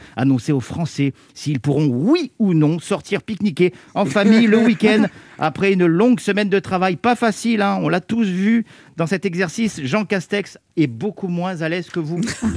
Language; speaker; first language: French; native; French